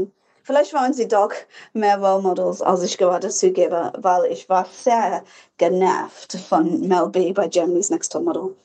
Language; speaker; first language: German; non-native, fluent; English